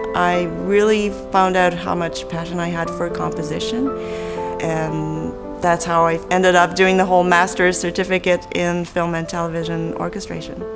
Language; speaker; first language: English; native; English